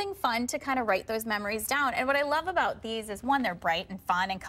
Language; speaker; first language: English; native; English